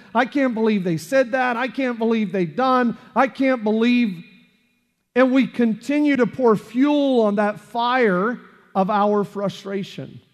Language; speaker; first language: English; native; English